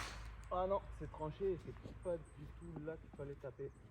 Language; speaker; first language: French; native; French